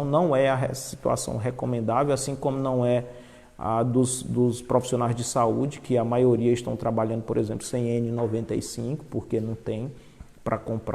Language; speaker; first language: Portuguese; native; Portuguese